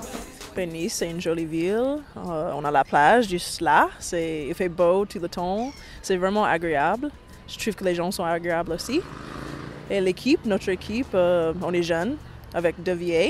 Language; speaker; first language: French; non-native, fluent; English